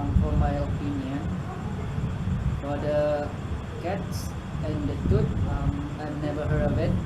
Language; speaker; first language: English; non-native, learner; Malay